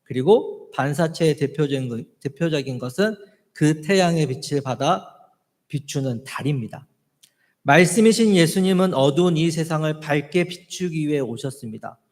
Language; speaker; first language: Korean; native; Korean